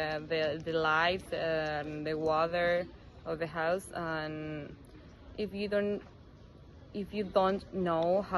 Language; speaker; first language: English; non-native, fluent; Spanish